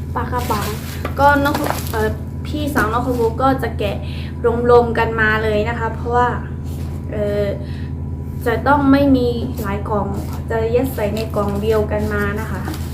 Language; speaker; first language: Thai; non-native, local second language; Khün